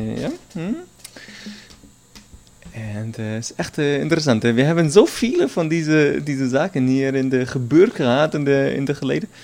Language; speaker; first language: Dutch; non-native, learner; German